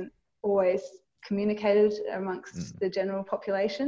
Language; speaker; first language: English; native; English